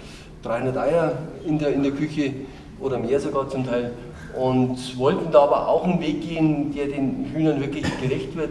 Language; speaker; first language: German; native; German